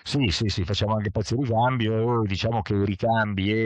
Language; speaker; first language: Italian; native; Italian